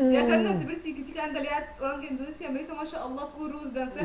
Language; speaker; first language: Indonesian; non-native, learner; Arabic